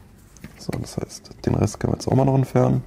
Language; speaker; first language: German; native; German